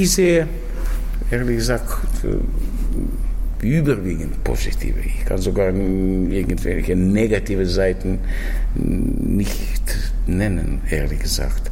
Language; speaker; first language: German; non-native, fluent; Russian